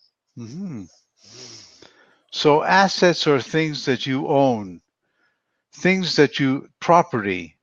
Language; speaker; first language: English; non-native, fluent; Spanish